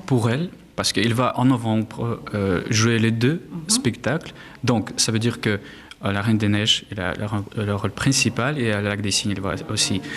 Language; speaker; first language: French; non-native, learner; Russian